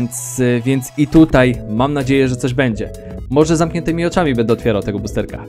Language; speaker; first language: Polish; native; Polish